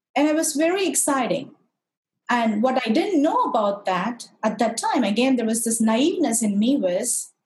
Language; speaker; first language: English; non-native, local second language; Tamil